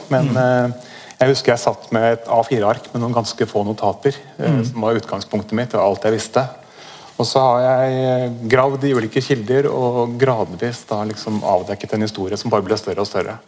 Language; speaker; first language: Norwegian; native; Norwegian